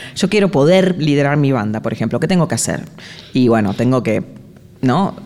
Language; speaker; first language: Spanish; native; Spanish